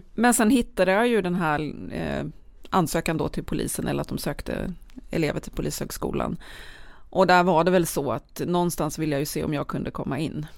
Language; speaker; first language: Swedish; native; Swedish